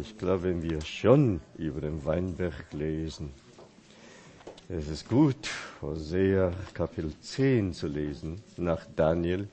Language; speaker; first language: German; non-native, fluent; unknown